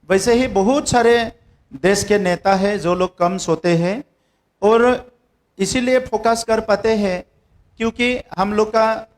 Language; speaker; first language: Hindi; non-native, local second language; Assamese